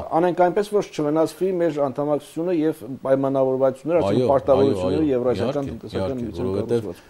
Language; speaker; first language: Armenian; native; Armenian